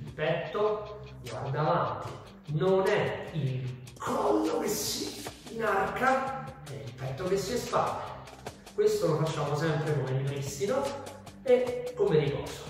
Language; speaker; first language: Italian; native; Italian